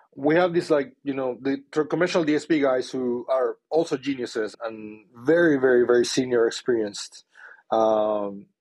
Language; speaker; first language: English; non-native, fluent; Spanish